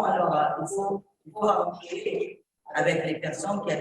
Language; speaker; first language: French; non-native, fluent; Italian